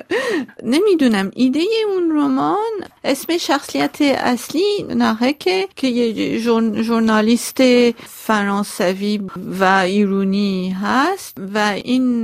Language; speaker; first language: Persian; non-native, local second language; Armenian